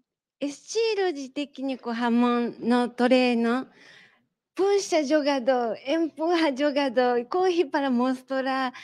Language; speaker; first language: Portuguese; non-native, learner; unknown